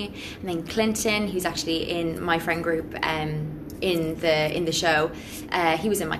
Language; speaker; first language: English; native; English